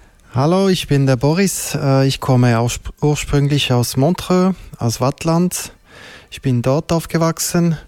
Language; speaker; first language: German; non-native, local second language; French